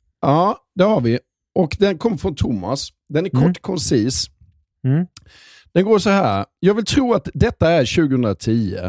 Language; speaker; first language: Swedish; native; Swedish